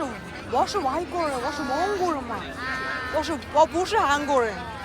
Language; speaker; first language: Chinese; non-native, learner; Mongolian